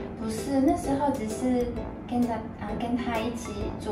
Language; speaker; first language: Chinese; non-native, fluent; Japanese